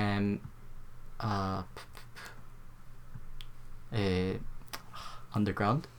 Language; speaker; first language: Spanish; non-native, learner; Korean